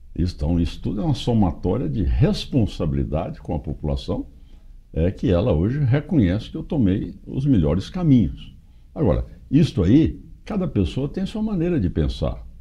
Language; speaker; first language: Portuguese; native; Portuguese